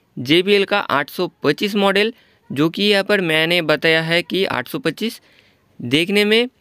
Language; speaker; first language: Hindi; non-native, local second language; Bangla